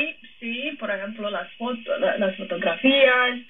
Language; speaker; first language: Spanish; non-native, fluent; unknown